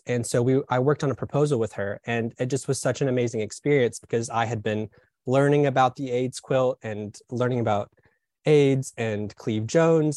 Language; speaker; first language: English; native; English